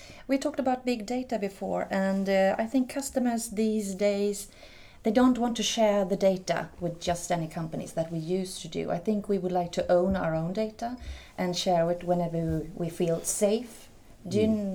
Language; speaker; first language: English; non-native, fluent; Swedish